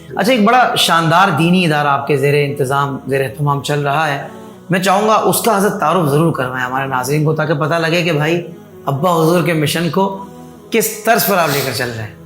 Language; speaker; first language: Urdu; native; Urdu